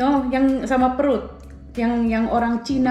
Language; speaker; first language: Indonesian; early bilingual, heritage; Indonesian